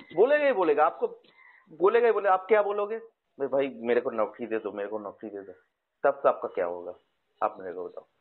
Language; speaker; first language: Hindi; non-native, local second language; Bangla